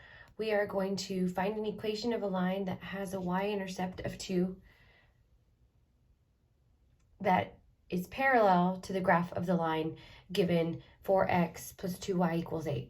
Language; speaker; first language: English; native; English